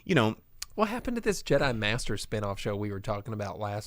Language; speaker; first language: English; native; English